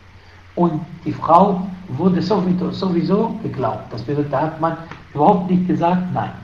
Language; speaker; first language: German; non-native, fluent; Arabic